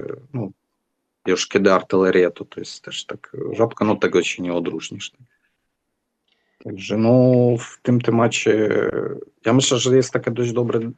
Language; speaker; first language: Polish; non-native, fluent; Ukrainian